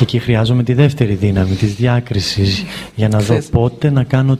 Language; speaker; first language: Greek; native; Greek